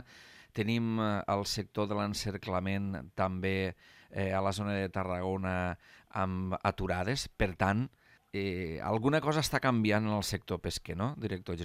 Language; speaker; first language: Catalan; native; Catalan